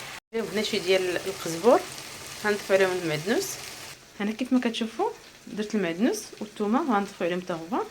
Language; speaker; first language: Arabic; native; Arabic